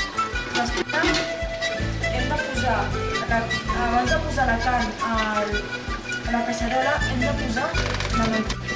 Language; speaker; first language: Catalan; early bilingual, other home language; Spanish